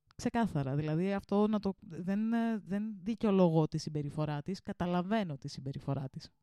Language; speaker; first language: Greek; early bilingual, heritage; Greek